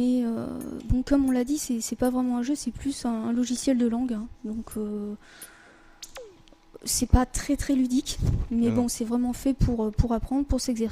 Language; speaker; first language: French; native; French